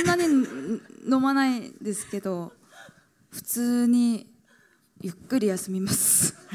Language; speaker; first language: Japanese; non-native, fluent; Korean